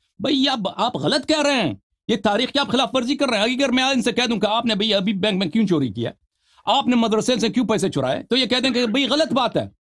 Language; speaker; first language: Urdu; non-native, fluent; Persian